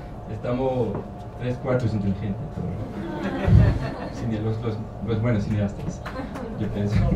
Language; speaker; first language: Spanish; non-native, learner; German